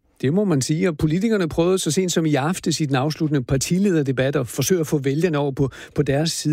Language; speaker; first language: Danish; native; Danish